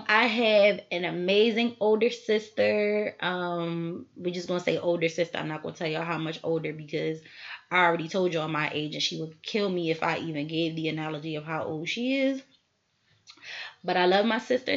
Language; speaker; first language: English; native; English